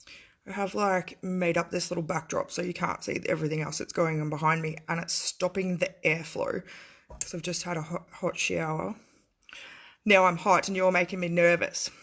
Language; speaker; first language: English; native; English